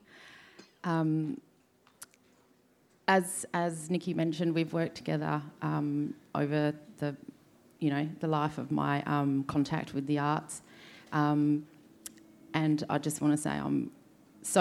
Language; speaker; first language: English; native; English